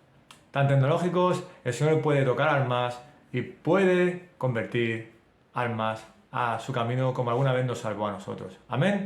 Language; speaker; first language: Spanish; native; Spanish